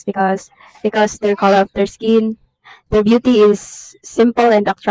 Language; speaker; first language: English; non-native, learner; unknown